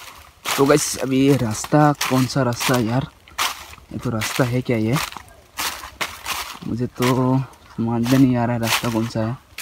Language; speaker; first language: Hindi; non-native, local second language; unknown